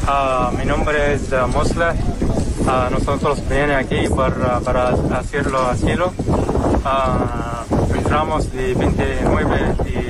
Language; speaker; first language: Spanish; non-native, learner; Arabic